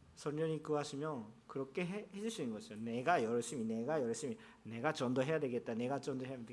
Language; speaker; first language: Korean; non-native, fluent; Japanese